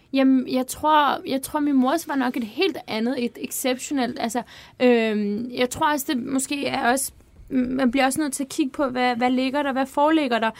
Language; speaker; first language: Danish; early bilingual, other home language; Turkish